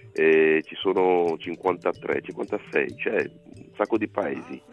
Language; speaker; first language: Italian; non-native, fluent; Ewe